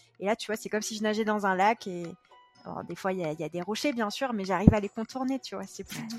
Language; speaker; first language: French; native; French